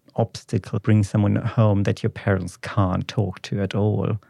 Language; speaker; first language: English; non-native, fluent; German